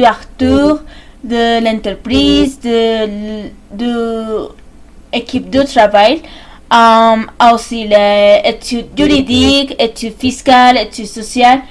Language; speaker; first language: French; non-native, learner; Spanish